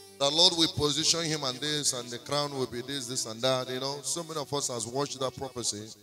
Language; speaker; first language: English; non-native, local second language; Igbo